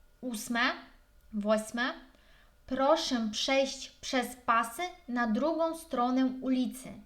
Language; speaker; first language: Polish; non-native, fluent; Ukrainian